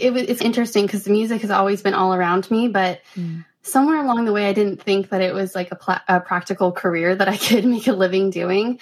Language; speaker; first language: English; native; English